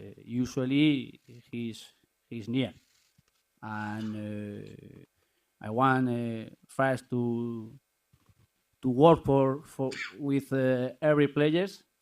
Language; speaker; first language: English; non-native, learner; Spanish